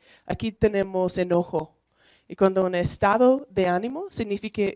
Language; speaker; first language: Spanish; non-native, learner; English